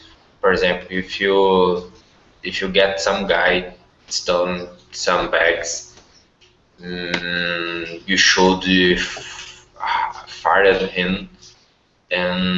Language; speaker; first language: English; non-native, learner; Portuguese